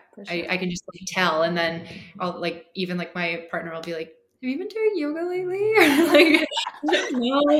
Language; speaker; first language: English; native; English